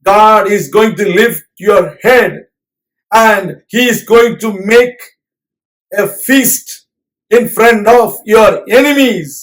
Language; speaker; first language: English; non-native, local second language; Tamil